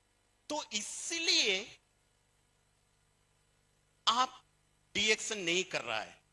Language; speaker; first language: Hindi; non-native, fluent; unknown